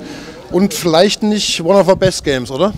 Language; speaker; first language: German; native; German